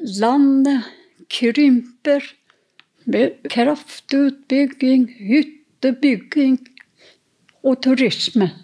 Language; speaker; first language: Norwegian; non-native, fluent; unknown